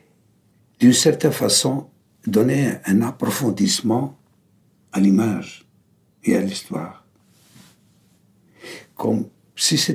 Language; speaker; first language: French; non-native, fluent; Greek